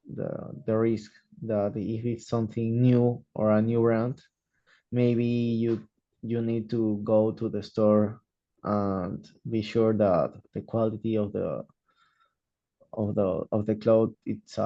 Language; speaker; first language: English; non-native, learner; Spanish